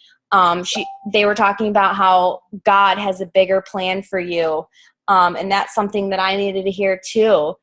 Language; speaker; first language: English; native; English